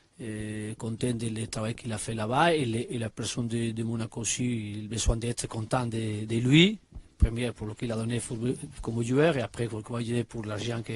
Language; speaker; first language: French; non-native, learner; Spanish